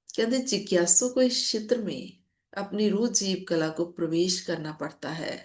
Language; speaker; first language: Hindi; non-native, local second language; Punjabi